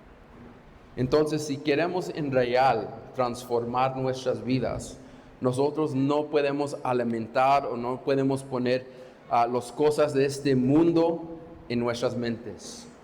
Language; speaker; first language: Spanish; non-native, fluent; English